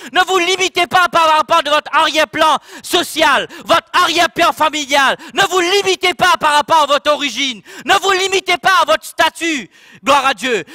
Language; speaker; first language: French; non-native, local second language; Morisyen